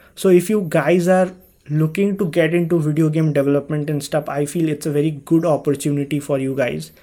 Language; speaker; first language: English; non-native, local second language; Hindi